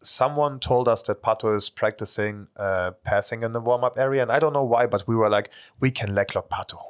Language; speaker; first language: English; non-native, fluent; German